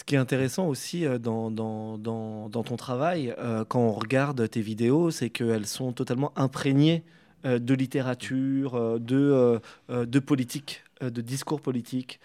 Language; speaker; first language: French; native; French